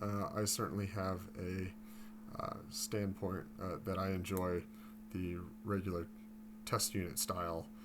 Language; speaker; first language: English; native; English